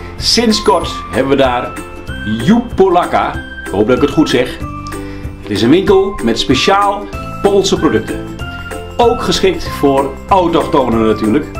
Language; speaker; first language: Dutch; native; Dutch